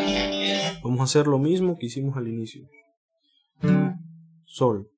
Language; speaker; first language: Spanish; native; Spanish